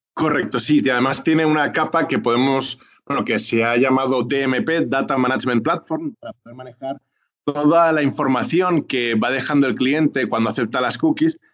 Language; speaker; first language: Spanish; native; Spanish